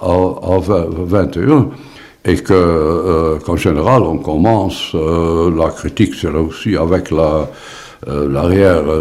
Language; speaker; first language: French; non-native, fluent; Dutch